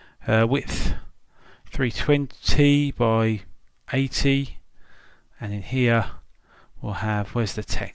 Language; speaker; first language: English; native; English